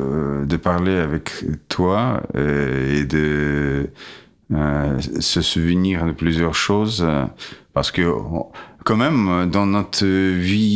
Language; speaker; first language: French; non-native, fluent; Russian